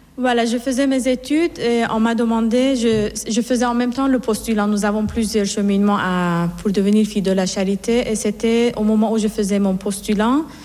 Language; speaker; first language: French; non-native, fluent; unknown